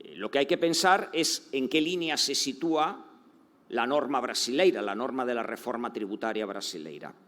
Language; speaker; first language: Spanish; native; Spanish